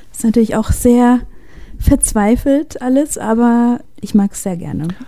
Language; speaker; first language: German; early bilingual, other home language; Polish